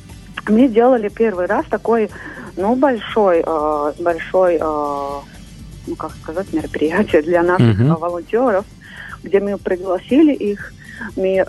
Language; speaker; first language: Russian; non-native, local second language; Latvian